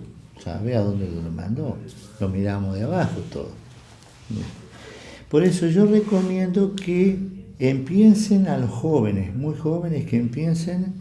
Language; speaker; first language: Spanish; native; Spanish